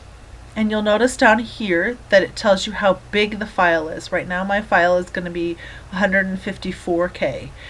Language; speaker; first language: English; native; English